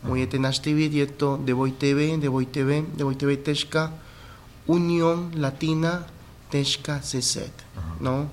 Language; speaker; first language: Czech; non-native, fluent; Spanish